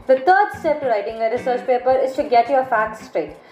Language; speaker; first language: English; non-native, local second language; Tamil